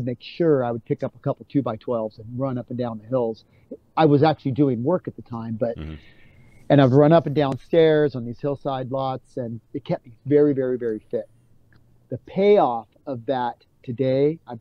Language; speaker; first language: English; native; English